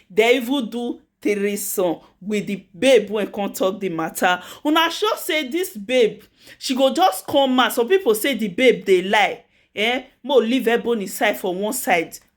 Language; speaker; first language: Nigerian Pidgin; native; Nigerian Pidgin